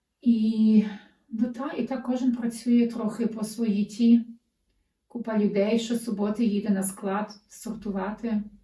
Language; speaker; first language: Ukrainian; early bilingual, heritage; Ukrainian